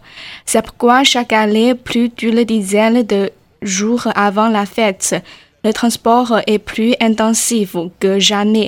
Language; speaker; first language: French; non-native, learner; Chinese